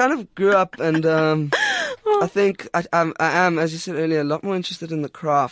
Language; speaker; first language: English; native; English